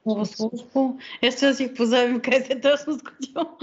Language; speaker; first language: Slovenian; non-native, fluent; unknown